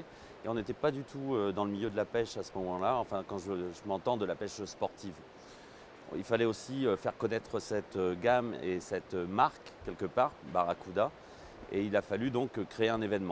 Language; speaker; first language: French; native; French